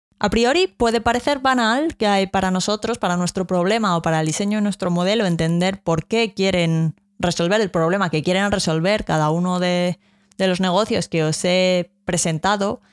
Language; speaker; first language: Spanish; native; Spanish